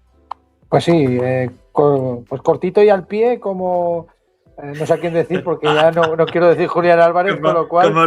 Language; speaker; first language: Spanish; native; Spanish